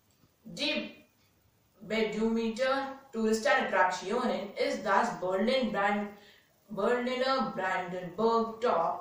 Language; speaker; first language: German; non-native, learner; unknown